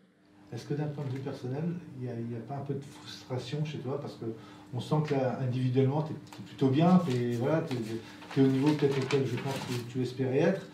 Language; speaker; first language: French; native; French